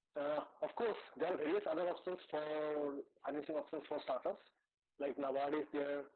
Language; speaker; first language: English; non-native, local second language; Assamese